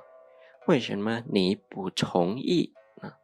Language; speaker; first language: Chinese; non-native, fluent; Lao